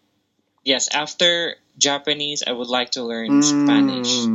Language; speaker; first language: English; non-native, local second language; Filipino